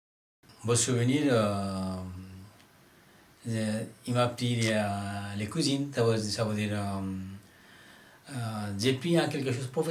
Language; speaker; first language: French; non-native, learner; Bangla